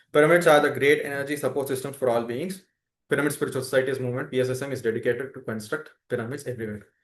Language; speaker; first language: English; non-native, local second language; Telugu